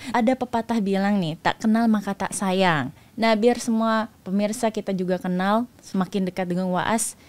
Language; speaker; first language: Indonesian; native; Indonesian